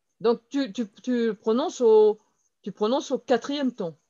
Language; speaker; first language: French; non-native, fluent; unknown